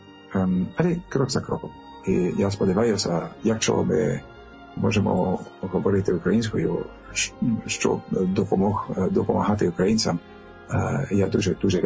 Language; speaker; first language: Ukrainian; non-native, learner; French